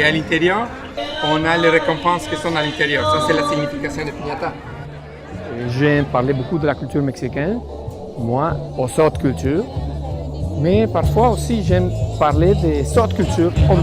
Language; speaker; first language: French; non-native, fluent; Spanish